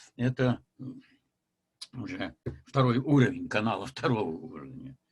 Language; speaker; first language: Russian; native; Russian